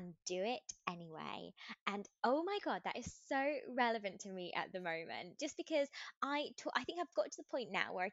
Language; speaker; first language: English; native; English